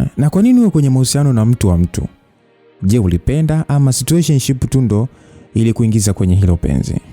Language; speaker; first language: Swahili; native; Swahili